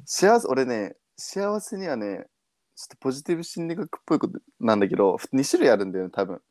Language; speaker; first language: Japanese; early bilingual, heritage; Japanese